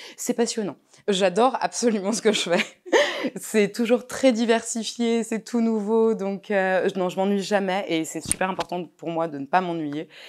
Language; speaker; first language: French; native; French